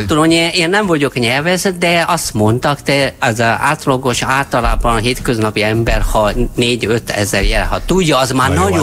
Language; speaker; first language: Hungarian; non-native, learner; Chinese